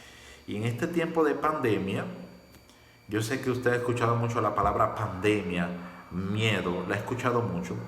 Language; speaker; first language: Spanish; native; Spanish